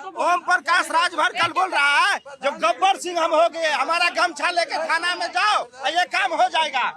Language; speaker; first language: Hindi; native; Hindi